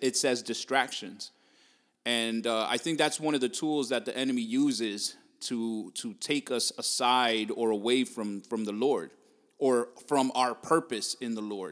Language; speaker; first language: English; native; English